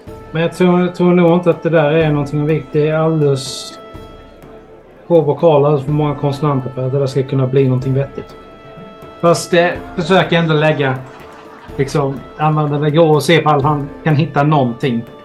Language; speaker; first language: Swedish; native; Swedish